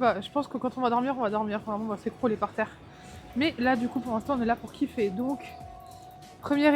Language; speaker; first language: French; native; French